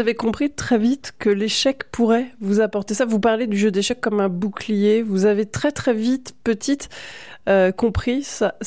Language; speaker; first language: French; native; French